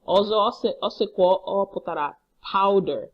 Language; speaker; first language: Igbo; non-native, learner; English